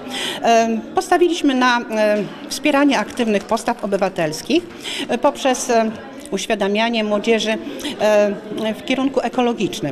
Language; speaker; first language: Polish; native; Polish